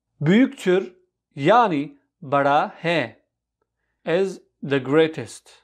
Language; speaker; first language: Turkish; non-native, fluent; Urdu